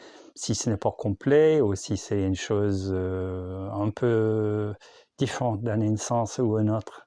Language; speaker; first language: French; non-native, learner; English